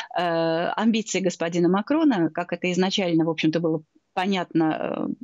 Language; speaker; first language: Russian; native; Russian